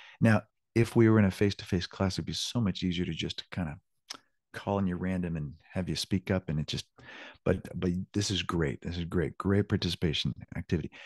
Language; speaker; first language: English; native; English